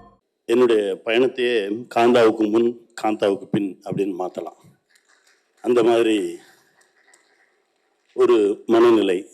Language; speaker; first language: Tamil; native; Tamil